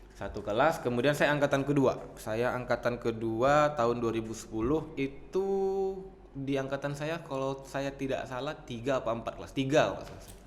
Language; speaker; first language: Indonesian; native; Indonesian